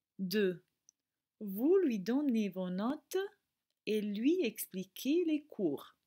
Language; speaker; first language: French; non-native, fluent; Croatian